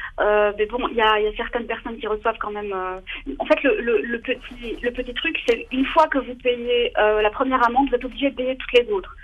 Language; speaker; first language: French; non-native, local second language; Arabic